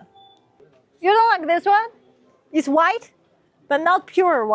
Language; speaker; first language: English; non-native, learner; Chinese